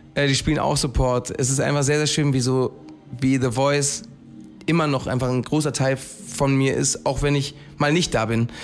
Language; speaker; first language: German; early bilingual, heritage; Spanish